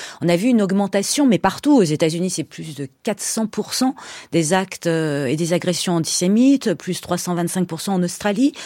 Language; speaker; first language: French; early bilingual, other home language; Persian